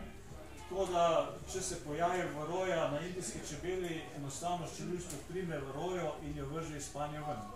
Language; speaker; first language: Slovenian; native; Slovenian